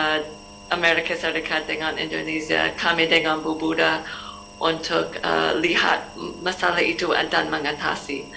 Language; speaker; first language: Indonesian; non-native, learner; English